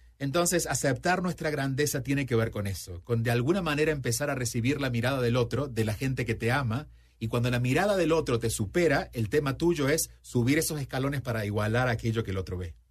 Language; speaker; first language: Spanish; native; Spanish